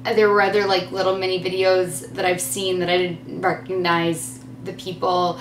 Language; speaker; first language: English; native; English